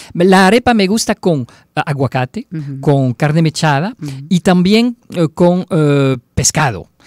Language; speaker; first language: Spanish; non-native, fluent; French